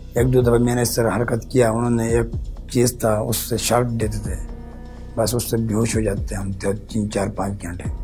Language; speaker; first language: Urdu; non-native, local second language; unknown